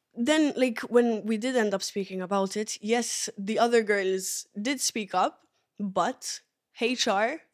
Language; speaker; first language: English; early bilingual, other home language; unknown